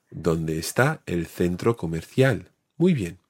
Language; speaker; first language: Spanish; non-native, fluent; English